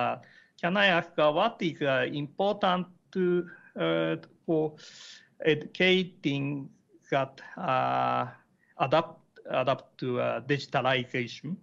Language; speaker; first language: English; non-native, learner; Japanese